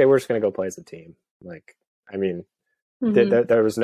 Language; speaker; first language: English; native; English